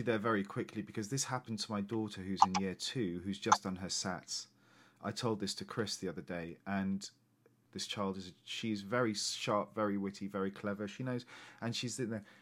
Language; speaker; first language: English; native; English